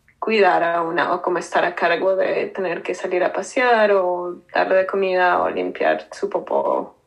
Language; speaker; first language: Spanish; native; Spanish